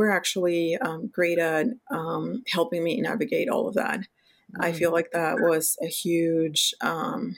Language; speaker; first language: English; non-native, fluent; Spanish